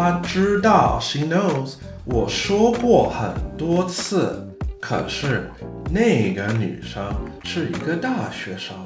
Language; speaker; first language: Chinese; non-native, fluent; English